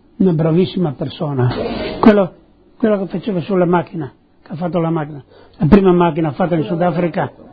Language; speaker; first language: Italian; native; Italian